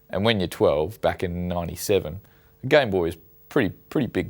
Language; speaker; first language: English; native; English